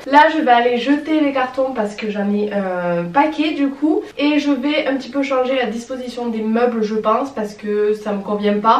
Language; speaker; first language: French; native; French